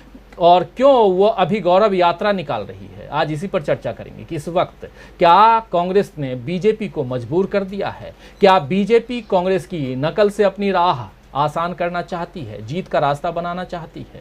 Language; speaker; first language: Hindi; native; Hindi